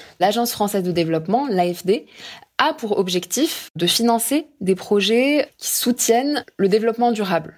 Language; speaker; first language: French; non-native, local second language; Arabic